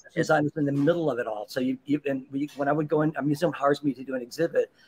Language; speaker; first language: English; native; English